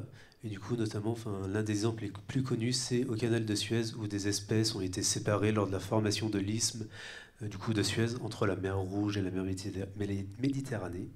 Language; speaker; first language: French; native; French